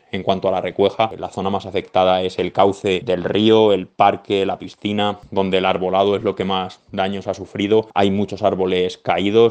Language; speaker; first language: Spanish; native; Spanish